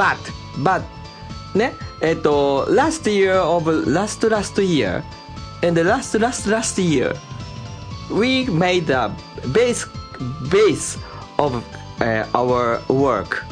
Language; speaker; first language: English; non-native, learner; Japanese